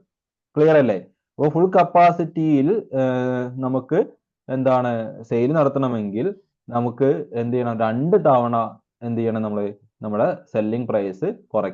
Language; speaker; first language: Malayalam; native; Malayalam